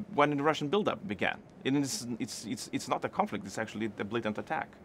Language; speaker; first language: English; non-native, fluent; Lithuanian